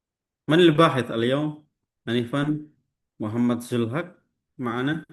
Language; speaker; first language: Arabic; non-native, fluent; Indonesian